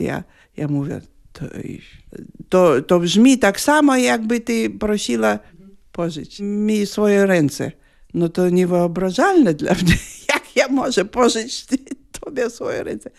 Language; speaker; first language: Polish; non-native, learner; Lithuanian